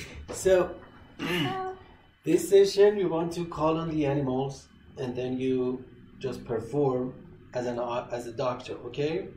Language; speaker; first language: English; non-native, fluent; Persian